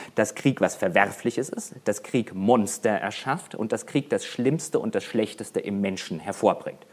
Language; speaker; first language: German; native; German